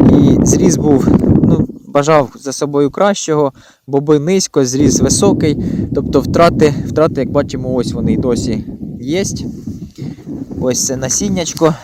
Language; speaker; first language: Ukrainian; native; Ukrainian